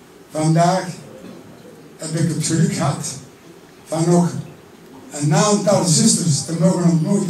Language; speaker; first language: Dutch; early bilingual, other home language; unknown